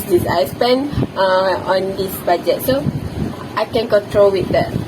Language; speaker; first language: English; non-native, local second language; Malay